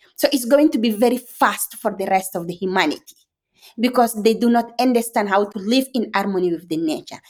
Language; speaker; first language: English; non-native, fluent; Fula